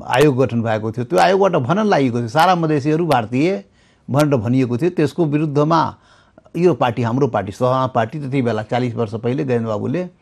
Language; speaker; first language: Nepali; non-native, local second language; Maithili